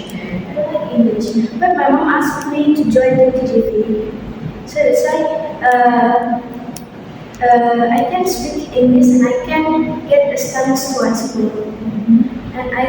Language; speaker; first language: English; non-native, learner; Indonesian